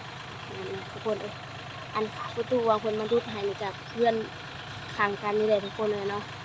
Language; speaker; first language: Thai; non-native, local second language; Lao